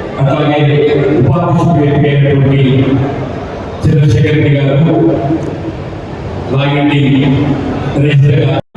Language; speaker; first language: Telugu; native; Telugu